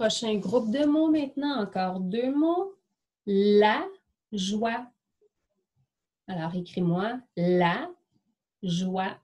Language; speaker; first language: French; native; French